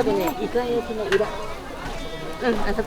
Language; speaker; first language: Japanese; native; Japanese